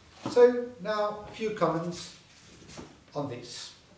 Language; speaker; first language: English; non-native, fluent; Spanish